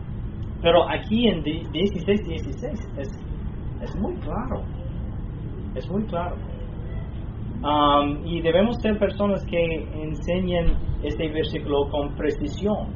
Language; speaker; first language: Spanish; non-native, fluent; English